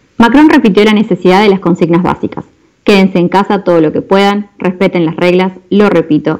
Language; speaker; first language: Spanish; native; Spanish